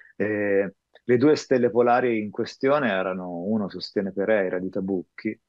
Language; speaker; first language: Italian; native; Italian